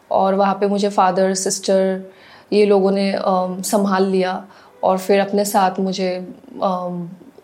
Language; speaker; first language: Hindi; non-native, local second language; Assamese